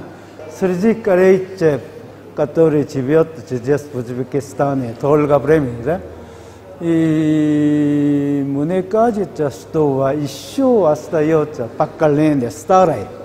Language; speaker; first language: Russian; non-native, learner; Korean